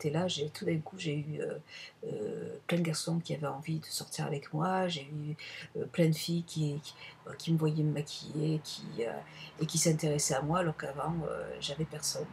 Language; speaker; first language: French; native; French